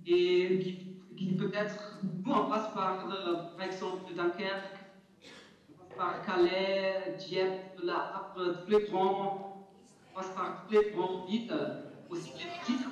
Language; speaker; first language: French; non-native, fluent; German